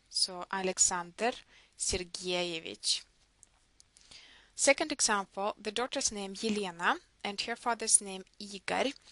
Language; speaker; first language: English; non-native, fluent; Russian